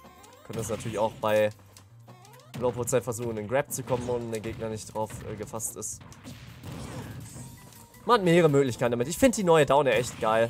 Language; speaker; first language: German; native; German